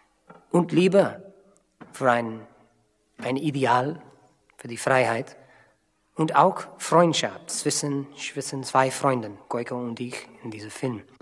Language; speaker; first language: German; non-native, learner; English